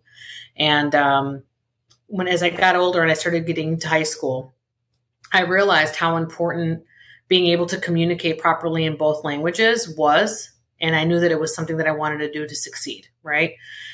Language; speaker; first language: English; early bilingual, other home language; Spanish